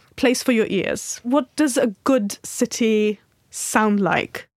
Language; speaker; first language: English; non-native, local second language; Hindi